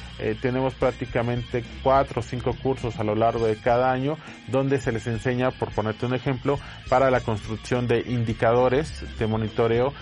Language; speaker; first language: Spanish; native; Spanish